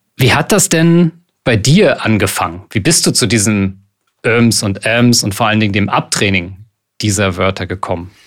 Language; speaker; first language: German; native; German